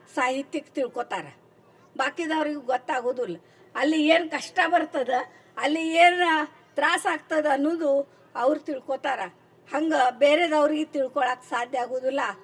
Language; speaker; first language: Kannada; non-native, local second language; Marathi